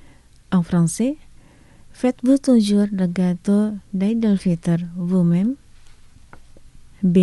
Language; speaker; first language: French; non-native, fluent; Indonesian